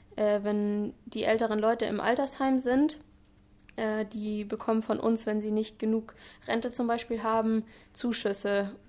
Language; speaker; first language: German; native; German